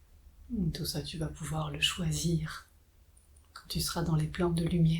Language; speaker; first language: French; native; French